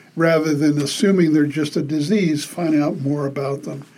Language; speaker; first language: English; native; English